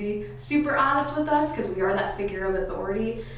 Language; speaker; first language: English; native; English